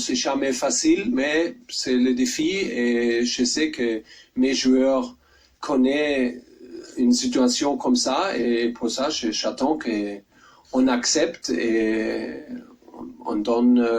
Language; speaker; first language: French; non-native, learner; German